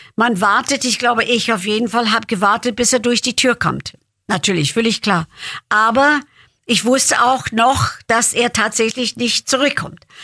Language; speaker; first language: German; non-native, fluent; English